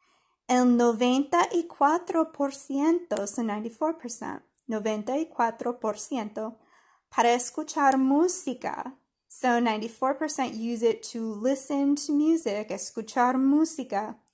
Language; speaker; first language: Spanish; non-native, fluent; English